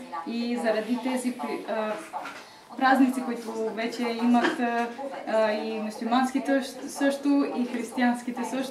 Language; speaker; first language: Bulgarian; non-native, fluent; Albanian